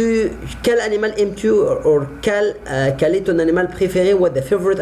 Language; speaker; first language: French; non-native, fluent; Arabic